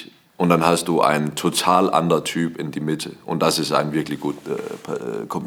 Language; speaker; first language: German; non-native, learner; Danish